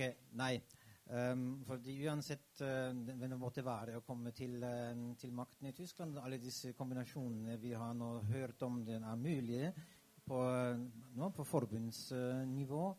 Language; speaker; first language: Norwegian; non-native, fluent; German